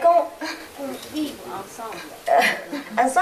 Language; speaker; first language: French; non-native, learner; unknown